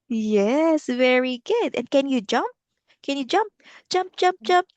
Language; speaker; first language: English; non-native, local second language; Filipino